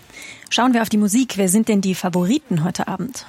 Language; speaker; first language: German; native; German